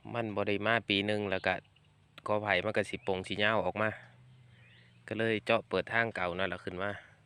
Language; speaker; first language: Thai; native; Thai